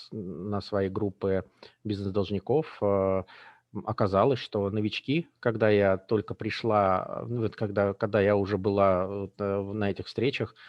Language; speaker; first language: Russian; native; Russian